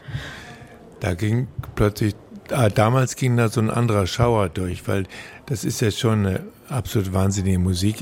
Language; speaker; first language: German; native; German